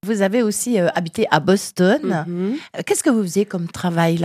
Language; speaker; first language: French; native; French